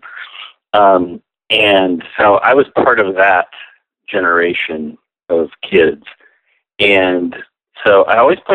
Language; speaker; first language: English; native; English